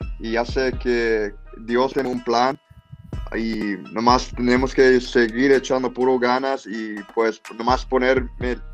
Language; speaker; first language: Spanish; early bilingual, heritage; English